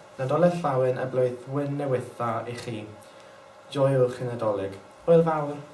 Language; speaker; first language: Welsh; non-native, learner; English